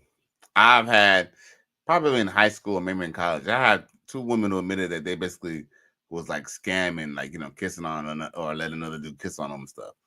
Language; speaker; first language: English; native; English